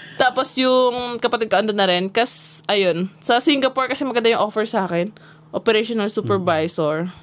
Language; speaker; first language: Filipino; native; Filipino